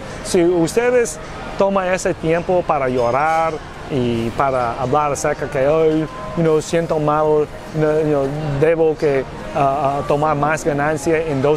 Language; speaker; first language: Spanish; non-native, learner; English